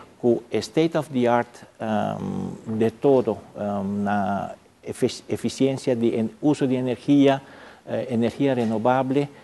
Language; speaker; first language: Spanish; non-native, local second language; Papiamento